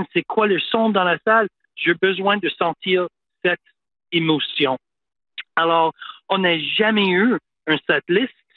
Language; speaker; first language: French; non-native, local second language; English